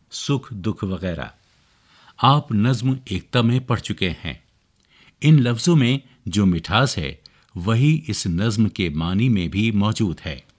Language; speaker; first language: Urdu; native; Urdu